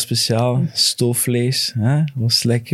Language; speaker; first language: Dutch; non-native, fluent; Portuguese